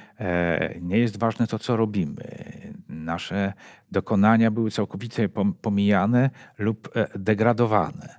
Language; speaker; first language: Polish; native; Polish